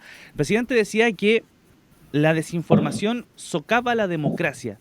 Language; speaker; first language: Spanish; native; Spanish